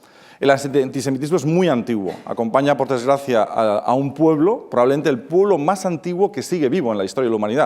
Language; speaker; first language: Spanish; native; Spanish